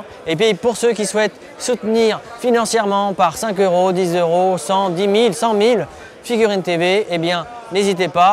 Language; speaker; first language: French; native; French